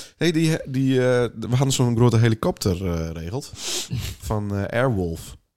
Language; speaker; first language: Dutch; native; Dutch